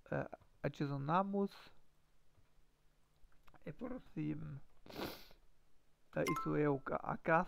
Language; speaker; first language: Portuguese; non-native, learner; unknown